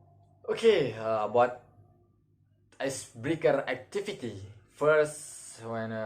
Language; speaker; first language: English; non-native, learner; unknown